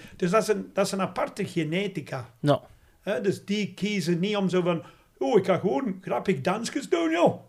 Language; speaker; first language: Dutch; non-native, fluent; English